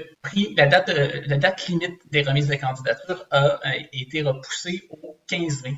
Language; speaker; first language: French; native; French